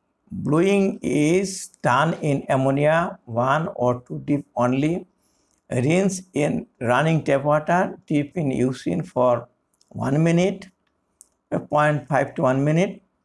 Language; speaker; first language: English; non-native, local second language; Bangla